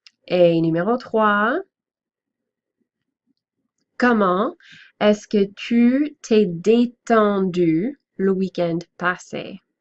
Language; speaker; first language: French; non-native, fluent; English